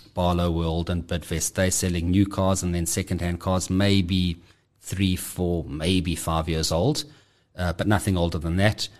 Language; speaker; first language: English; native; English